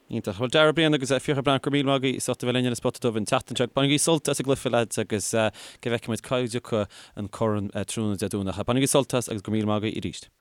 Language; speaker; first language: Irish; native; Irish